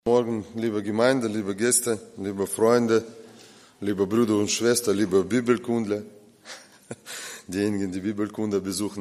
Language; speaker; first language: German; non-native, fluent; Russian